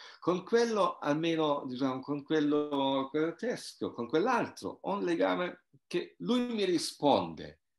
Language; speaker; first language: Italian; non-native, fluent; German